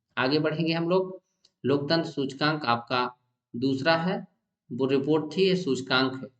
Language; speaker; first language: Hindi; native; Hindi